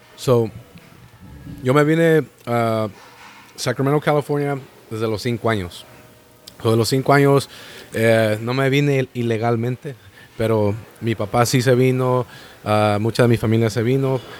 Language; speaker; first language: Spanish; native; Spanish